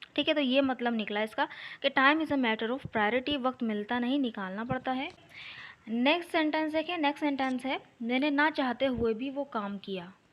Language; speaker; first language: Urdu; native; Urdu